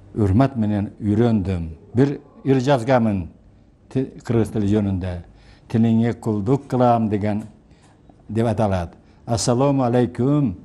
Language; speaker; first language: Kyrgyz; non-native, local second language; Uzbek